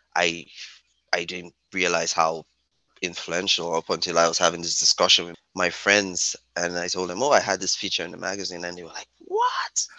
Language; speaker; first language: English; non-native, local second language; Yoruba